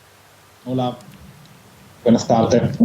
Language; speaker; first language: Spanish; non-native, fluent; Italian